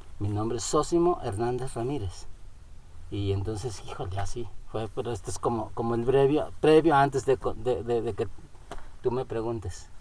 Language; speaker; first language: Spanish; non-native, local second language; Nahuatl languages